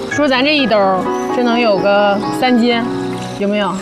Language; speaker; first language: Chinese; native; Chinese